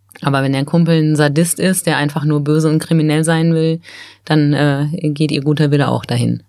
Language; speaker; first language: German; native; German